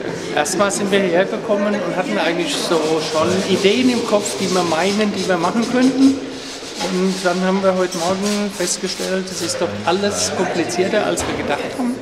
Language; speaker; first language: German; native; German